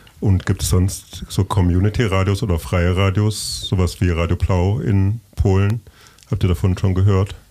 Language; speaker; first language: German; native; German